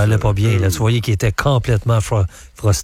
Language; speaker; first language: French; native; French